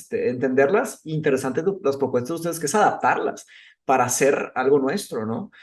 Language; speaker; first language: Spanish; early bilingual, other home language; Portuguese